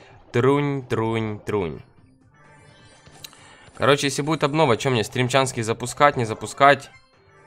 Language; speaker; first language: Russian; native; Russian